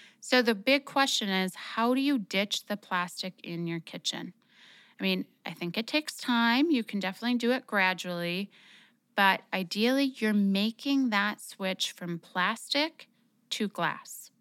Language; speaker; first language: English; native; English